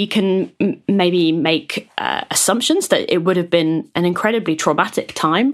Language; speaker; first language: English; native; English